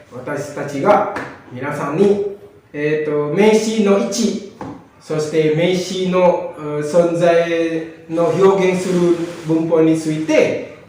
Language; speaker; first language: Japanese; non-native, learner; Indonesian